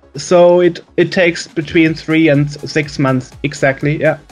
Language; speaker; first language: English; non-native, fluent; German